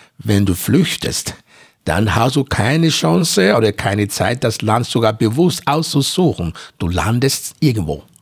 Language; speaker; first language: German; non-native, fluent; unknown